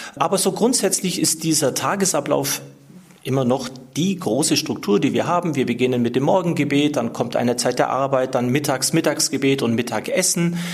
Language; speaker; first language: German; native; German